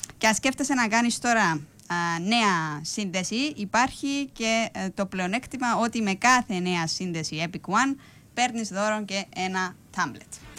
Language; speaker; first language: Greek; native; Greek